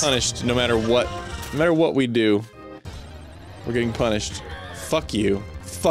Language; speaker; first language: English; native; English